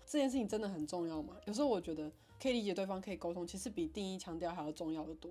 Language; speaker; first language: Chinese; native; Chinese